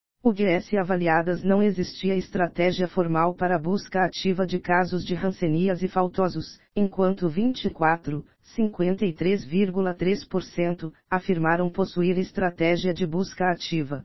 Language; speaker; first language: Portuguese; native; Portuguese